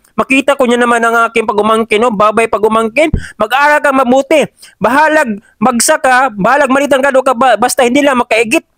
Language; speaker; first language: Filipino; non-native, local second language; Cebuano